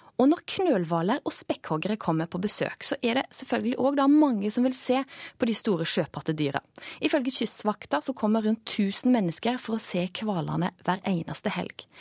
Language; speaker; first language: Norwegian; native; Norwegian